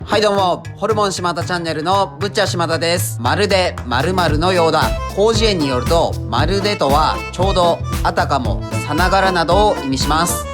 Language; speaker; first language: Japanese; native; Japanese